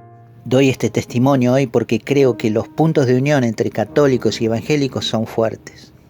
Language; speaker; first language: Spanish; native; Spanish